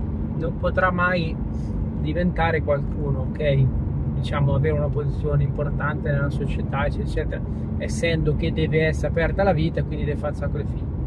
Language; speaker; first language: Italian; native; Italian